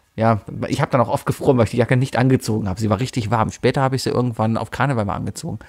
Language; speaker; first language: German; native; German